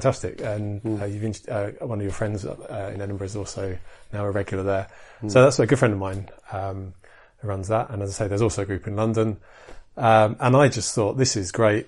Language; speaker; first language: English; native; English